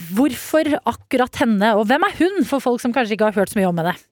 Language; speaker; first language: Norwegian; native; Norwegian